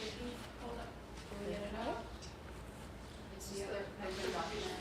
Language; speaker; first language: English; native; English